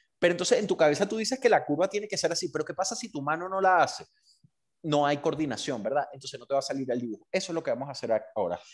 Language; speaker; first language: Spanish; native; Spanish